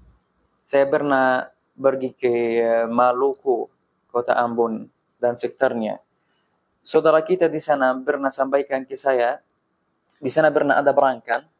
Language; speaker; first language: Indonesian; non-native, fluent; Arabic